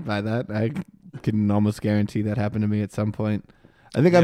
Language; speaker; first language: English; native; English